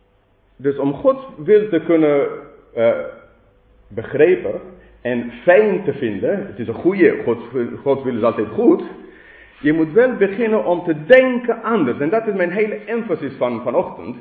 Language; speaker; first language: Dutch; non-native, fluent; English